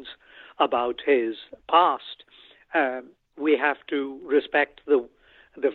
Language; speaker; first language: English; non-native, local second language; Bangla